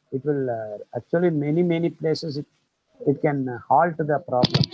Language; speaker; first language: English; non-native, local second language; Kannada